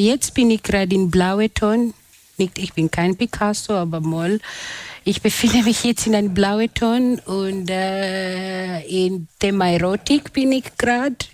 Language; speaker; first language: German; non-native, fluent; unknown